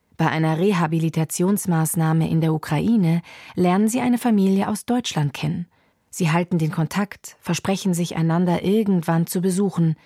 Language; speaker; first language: German; native; German